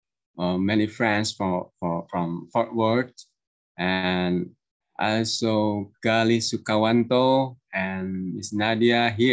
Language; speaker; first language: English; non-native, learner; Indonesian